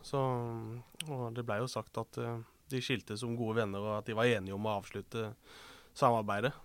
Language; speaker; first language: Norwegian; native; Norwegian